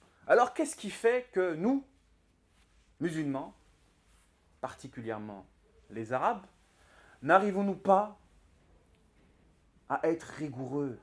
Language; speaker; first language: French; native; French